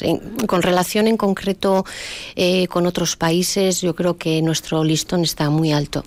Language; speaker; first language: Spanish; native; Spanish